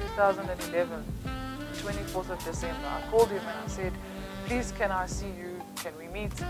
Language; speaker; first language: English; native; English